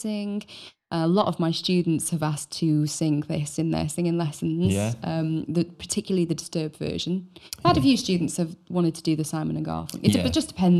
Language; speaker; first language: English; native; English